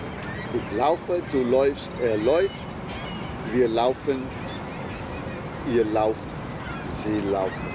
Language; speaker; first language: German; non-native, fluent; English